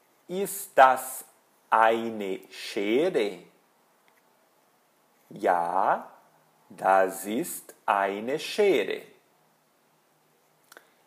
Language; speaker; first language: German; non-native, fluent; Portuguese